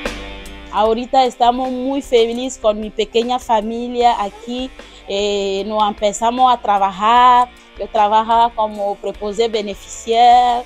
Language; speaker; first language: Spanish; non-native, learner; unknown